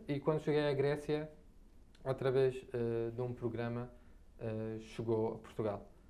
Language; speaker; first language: Portuguese; non-native, fluent; Arabic